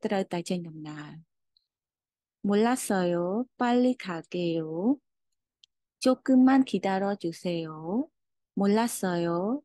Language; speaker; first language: Korean; non-native, fluent; Khmer